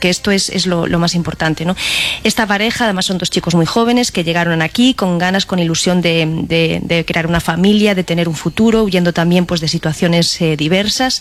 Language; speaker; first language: Spanish; native; Spanish